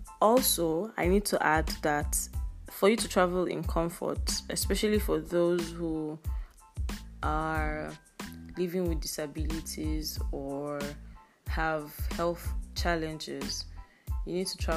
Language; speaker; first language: English; non-native, local second language; Yoruba